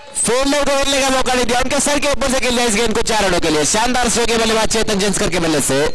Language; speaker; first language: Hindi; non-native, local second language; Marathi